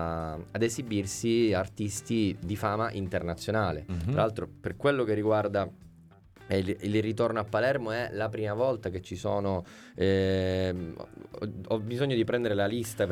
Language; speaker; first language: Italian; native; Italian